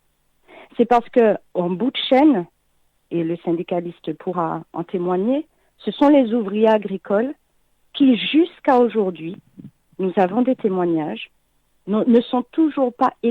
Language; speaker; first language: French; native; French